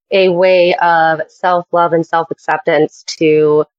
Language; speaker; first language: English; native; English